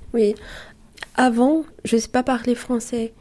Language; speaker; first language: French; non-native, learner; Arabic